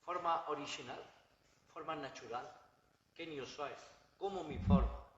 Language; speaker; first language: Spanish; non-native, learner; Bangla